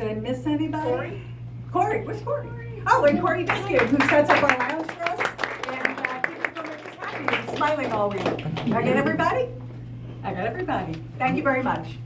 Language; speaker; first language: English; native; English